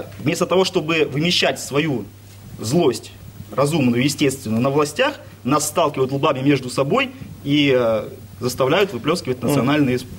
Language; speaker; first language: Russian; native; Russian